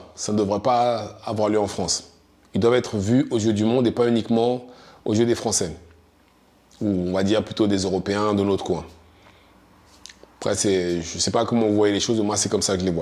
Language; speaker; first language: French; native; French